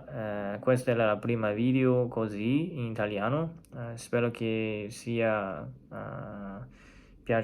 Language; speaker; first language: Italian; non-native, learner; Chinese